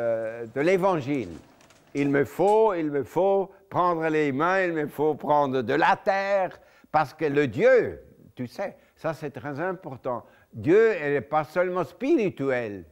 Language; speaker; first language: French; non-native, local second language; German